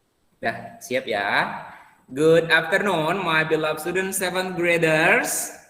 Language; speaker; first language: English; non-native, learner; Indonesian